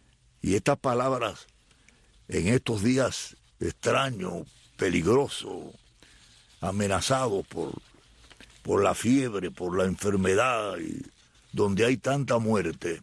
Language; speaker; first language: Spanish; native; Spanish